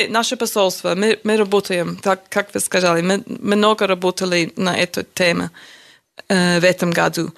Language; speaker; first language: Russian; non-native, learner; English